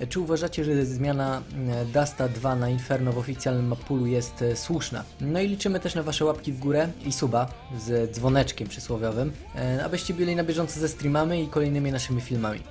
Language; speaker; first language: Polish; native; Polish